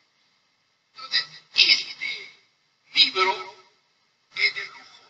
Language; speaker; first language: Spanish; native; Spanish